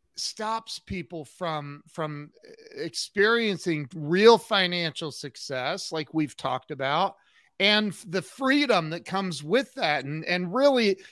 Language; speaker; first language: English; native; English